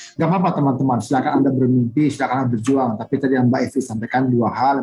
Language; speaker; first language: Indonesian; native; Indonesian